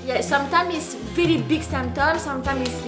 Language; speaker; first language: English; non-native, learner; French